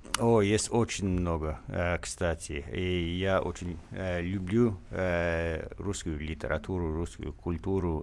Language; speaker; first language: Russian; non-native, fluent; English